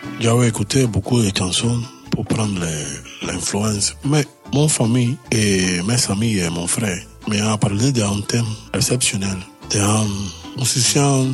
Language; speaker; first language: French; non-native, learner; Spanish